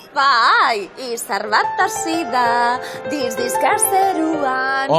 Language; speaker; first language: Basque; native; Basque